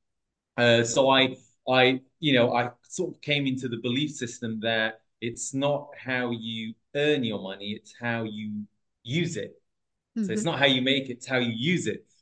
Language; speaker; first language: English; early bilingual, other home language; Portuguese